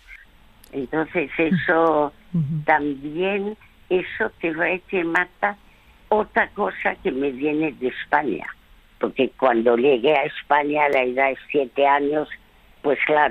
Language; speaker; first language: Spanish; early bilingual, other home language; French